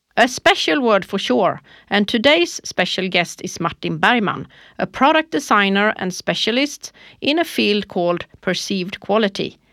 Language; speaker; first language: English; non-native, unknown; Swedish